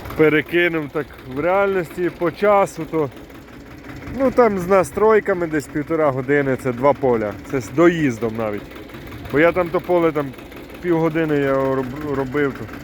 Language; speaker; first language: Ukrainian; native; Ukrainian